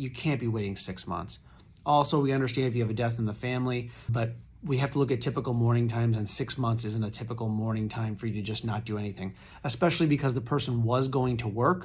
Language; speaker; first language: English; native; English